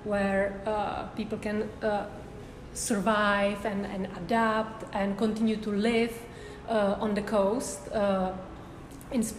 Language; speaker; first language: English; non-native, fluent; Czech